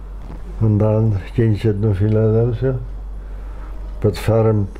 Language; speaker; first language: German; non-native, local second language; Plautdietsch